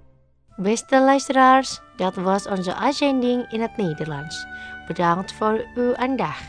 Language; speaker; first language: Dutch; non-native, fluent; Indonesian